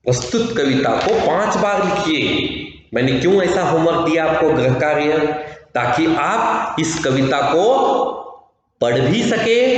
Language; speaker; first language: Hindi; non-native, local second language; Kannada